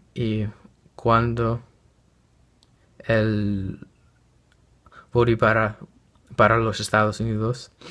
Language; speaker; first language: Spanish; non-native, learner; English